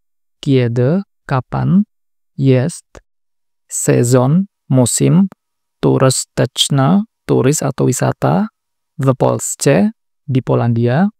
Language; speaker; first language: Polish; non-native, learner; Indonesian